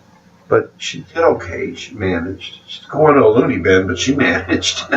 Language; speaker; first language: English; native; English